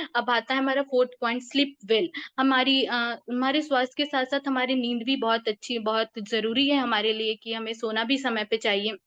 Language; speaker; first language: Hindi; native; Hindi